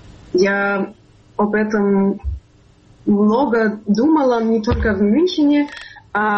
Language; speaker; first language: Russian; non-native, fluent; German